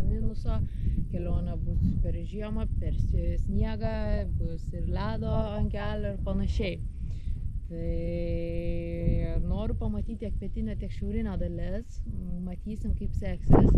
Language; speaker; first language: Lithuanian; native; Lithuanian